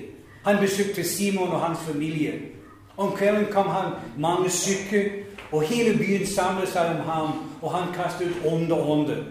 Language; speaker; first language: Norwegian; non-native, fluent; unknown